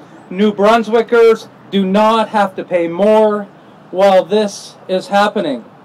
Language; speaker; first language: English; native; English